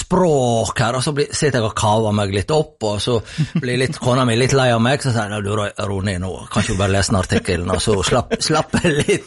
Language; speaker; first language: Norwegian; native; Norwegian